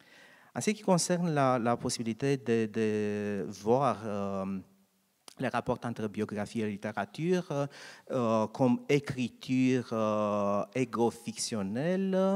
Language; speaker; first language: French; non-native, learner; Romanian